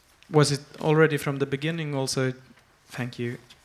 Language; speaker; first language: English; non-native, fluent; Swedish